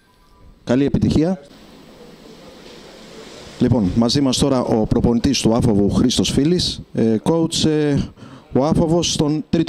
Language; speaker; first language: Greek; native; Greek